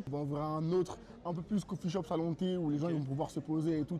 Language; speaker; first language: French; native; French